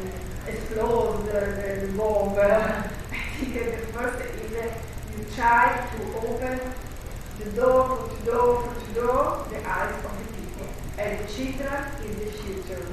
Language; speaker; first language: English; non-native, learner; Italian